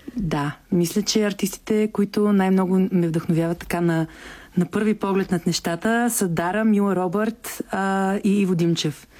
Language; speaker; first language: Bulgarian; early bilingual, heritage; Bulgarian